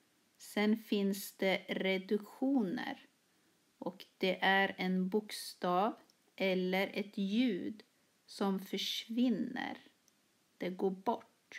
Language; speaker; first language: Swedish; native; Swedish